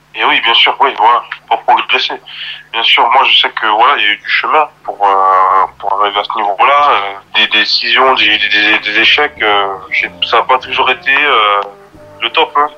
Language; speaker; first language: French; native; French